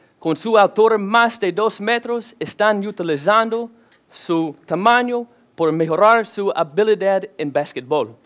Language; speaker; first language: Spanish; non-native, learner; English